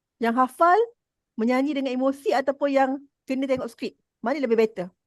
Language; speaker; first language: Malay; native; Malay